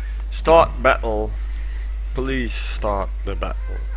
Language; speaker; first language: English; non-native, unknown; Dutch